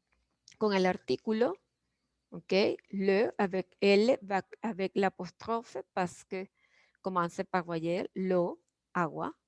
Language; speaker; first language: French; non-native, fluent; Spanish